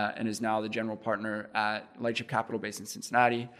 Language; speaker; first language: English; native; English